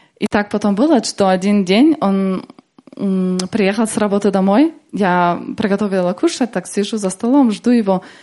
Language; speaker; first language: Russian; early bilingual, heritage; Russian